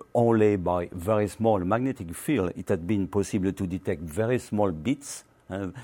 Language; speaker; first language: English; non-native, learner; French